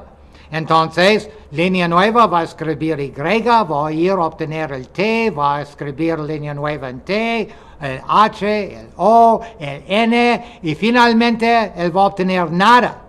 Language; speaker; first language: Spanish; non-native, fluent; English